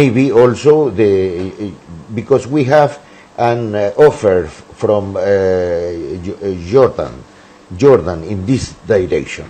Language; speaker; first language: English; non-native, learner; Spanish